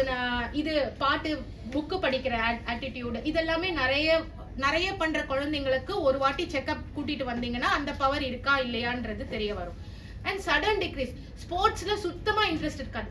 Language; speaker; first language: Tamil; native; Tamil